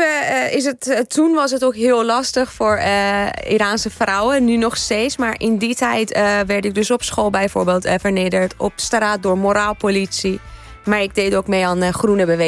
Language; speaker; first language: Dutch; non-native, fluent; Persian